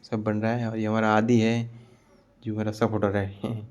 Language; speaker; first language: Hindi; non-native, local second language; Gujarati